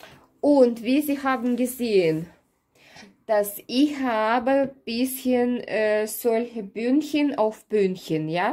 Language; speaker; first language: German; non-native, fluent; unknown